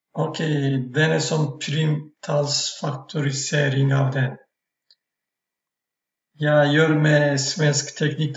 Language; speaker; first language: Norwegian; non-native, fluent; Turkish